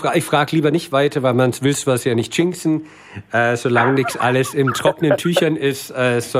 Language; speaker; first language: German; native; German